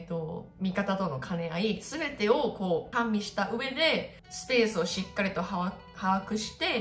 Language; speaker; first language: Japanese; native; Japanese